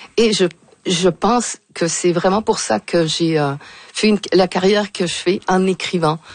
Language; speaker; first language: French; native; French